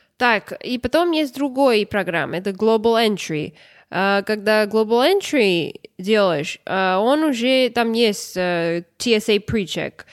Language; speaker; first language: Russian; non-native, learner; English